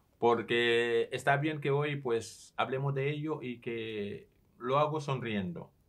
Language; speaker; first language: Spanish; non-native, fluent; Serer